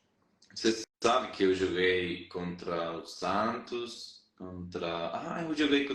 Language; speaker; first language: Portuguese; non-native, fluent; Spanish